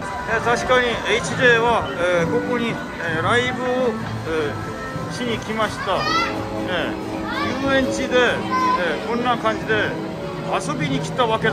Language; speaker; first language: Japanese; non-native, fluent; Korean